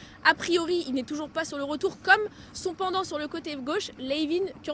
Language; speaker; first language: French; native; French